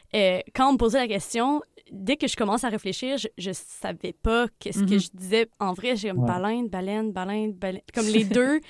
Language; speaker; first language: French; native; French